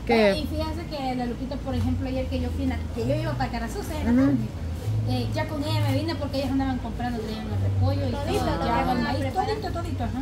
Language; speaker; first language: Spanish; native; Spanish